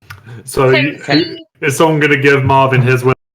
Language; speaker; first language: English; native; English